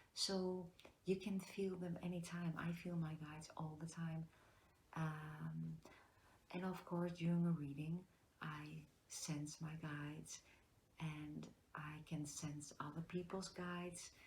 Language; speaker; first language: English; non-native, fluent; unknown